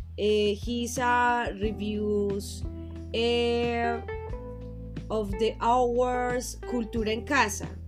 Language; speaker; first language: English; non-native, learner; Spanish